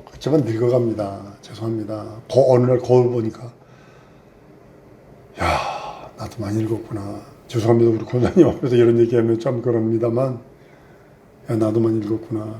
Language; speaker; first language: Korean; native; Korean